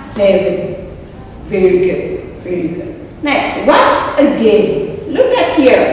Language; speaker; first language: English; non-native, learner; Indonesian